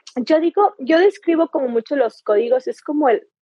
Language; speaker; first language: Spanish; native; Spanish